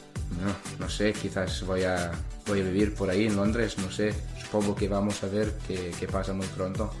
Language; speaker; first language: Spanish; non-native, learner; English